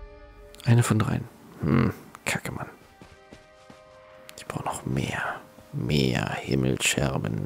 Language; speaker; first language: German; native; German